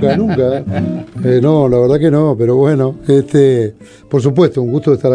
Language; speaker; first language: Spanish; native; Spanish